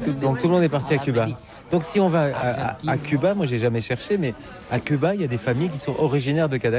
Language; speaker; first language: French; native; French